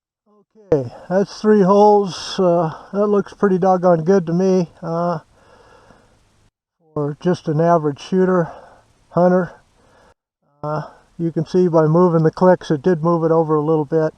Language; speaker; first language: English; native; English